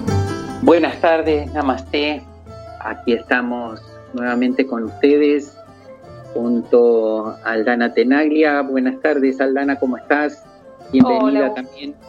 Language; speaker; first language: Spanish; native; Spanish